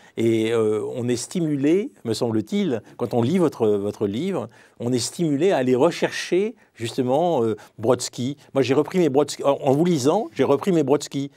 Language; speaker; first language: French; native; French